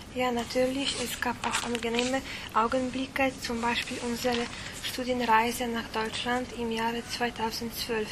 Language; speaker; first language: German; non-native, fluent; Polish